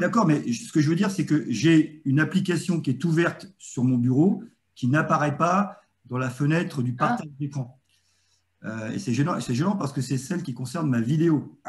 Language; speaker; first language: French; native; French